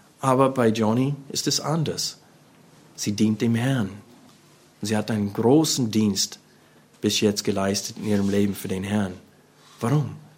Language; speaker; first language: German; non-native, fluent; English